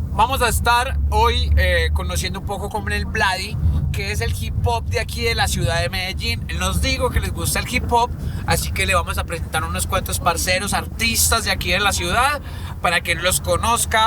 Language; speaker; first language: Spanish; native; Spanish